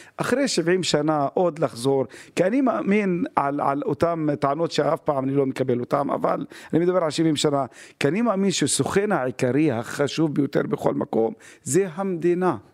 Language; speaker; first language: Hebrew; non-native, local second language; Arabic